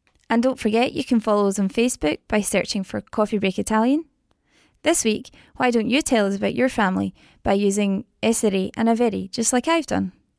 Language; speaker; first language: English; native; English